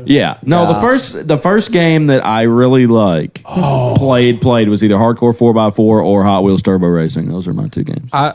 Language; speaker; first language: English; native; English